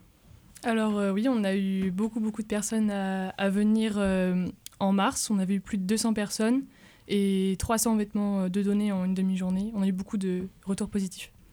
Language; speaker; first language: French; native; French